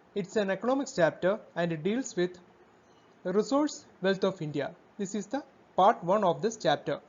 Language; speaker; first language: English; non-native, local second language; Malayalam